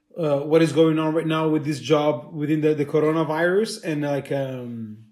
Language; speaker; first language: English; non-native, fluent; Italian